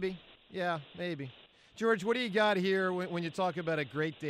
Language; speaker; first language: English; native; English